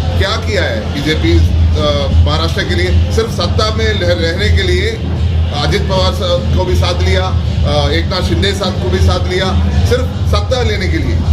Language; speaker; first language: Hindi; non-native, local second language; Malayalam